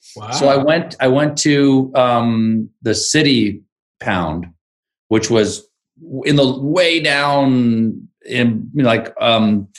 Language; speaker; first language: English; native; English